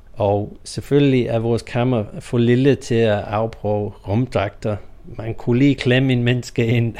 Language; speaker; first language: Danish; non-native, fluent; English